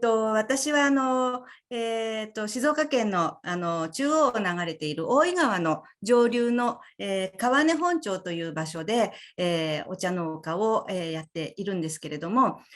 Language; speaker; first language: Japanese; native; Japanese